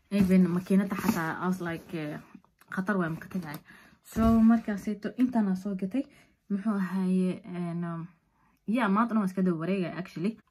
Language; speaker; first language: Somali; early bilingual, heritage; Somali